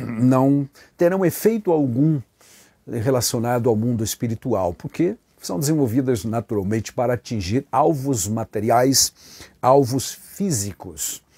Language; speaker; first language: Portuguese; native; Portuguese